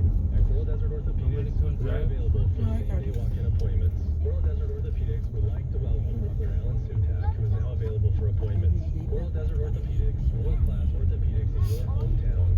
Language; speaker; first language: English; native; English